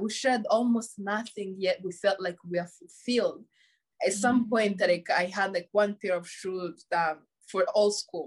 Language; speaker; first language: English; non-native, local second language; Kinyarwanda